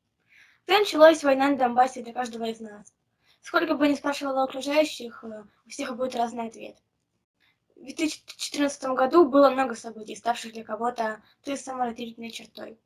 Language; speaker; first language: Russian; native; Russian